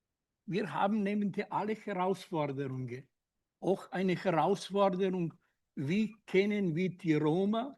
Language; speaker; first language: German; non-native, learner; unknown